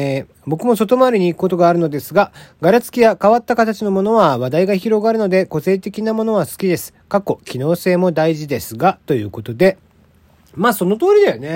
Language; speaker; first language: Japanese; native; Japanese